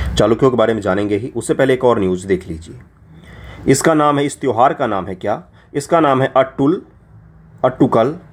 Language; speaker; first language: Hindi; non-native, local second language; Maithili